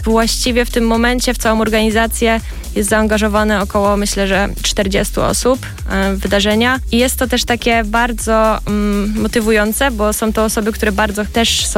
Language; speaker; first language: Polish; native; Polish